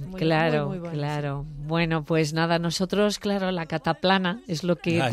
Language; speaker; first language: Spanish; native; Spanish